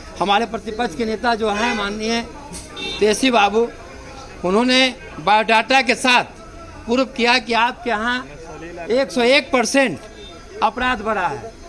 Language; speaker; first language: Hindi; native; Hindi